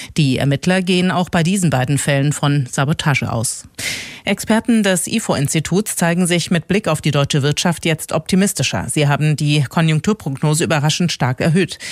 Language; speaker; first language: German; native; German